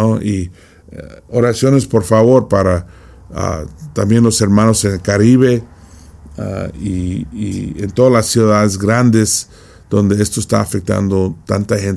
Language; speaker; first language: Spanish; non-native, fluent; English